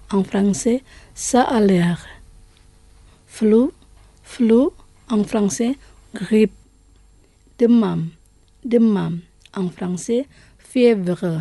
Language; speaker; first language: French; non-native, fluent; Indonesian